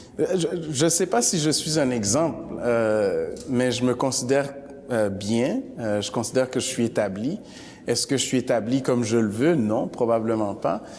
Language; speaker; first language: French; early bilingual, other home language; Haitian Creole